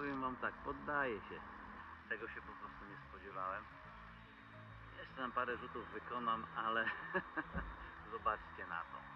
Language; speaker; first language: Polish; native; Polish